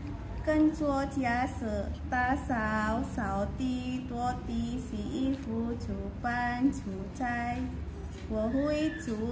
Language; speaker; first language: Chinese; non-native, learner; Indonesian